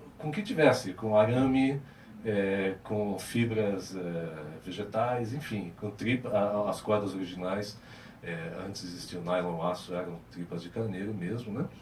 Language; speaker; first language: Portuguese; native; Portuguese